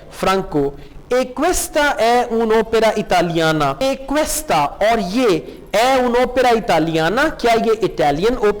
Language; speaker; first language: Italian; non-native, fluent; Urdu